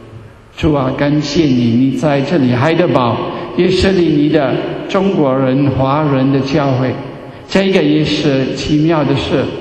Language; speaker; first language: Chinese; non-native, fluent; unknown